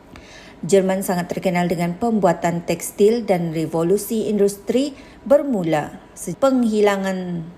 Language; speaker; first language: Malay; native; Malay